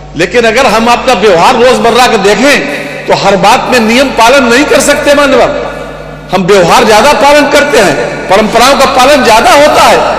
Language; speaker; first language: Hindi; native; Hindi